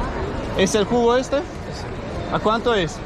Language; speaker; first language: Spanish; non-native, learner; English